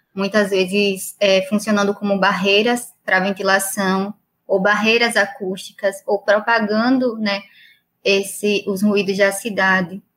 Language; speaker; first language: Portuguese; native; Portuguese